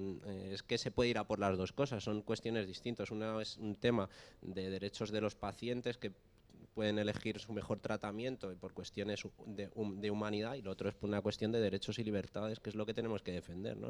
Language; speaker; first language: Spanish; native; Spanish